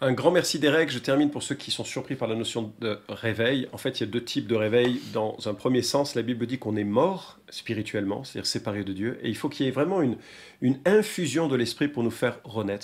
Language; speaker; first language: French; native; French